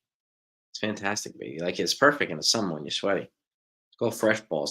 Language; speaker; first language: English; native; English